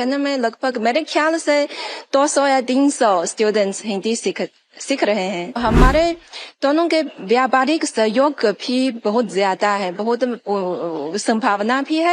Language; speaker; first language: Hindi; non-native, fluent; Chinese